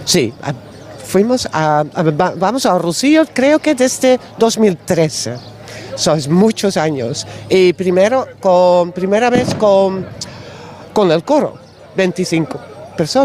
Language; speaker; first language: Spanish; non-native, learner; Dutch